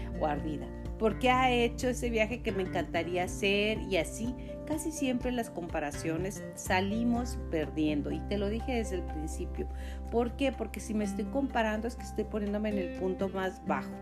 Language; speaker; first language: Spanish; native; Spanish